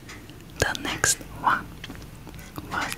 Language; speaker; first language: English; non-native, fluent; Turkish